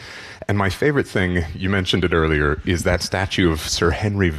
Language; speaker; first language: English; native; English